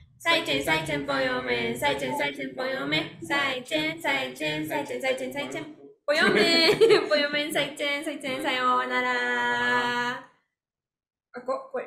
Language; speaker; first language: Japanese; non-native, learner; Spanish